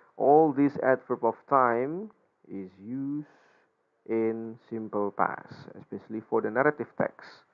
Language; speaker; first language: English; non-native, fluent; Indonesian